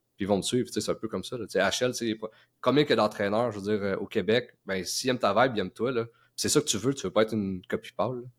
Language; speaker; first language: French; native; French